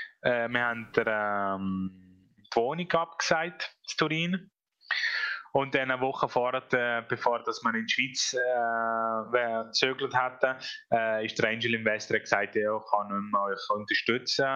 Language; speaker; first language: German; non-native, fluent; Italian